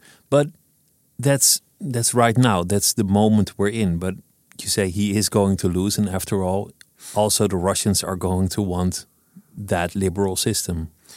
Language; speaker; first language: English; non-native, fluent; Dutch